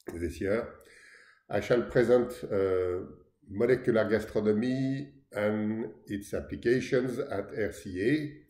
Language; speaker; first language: English; non-native, fluent; French